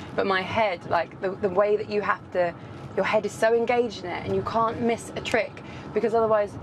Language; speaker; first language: English; native; English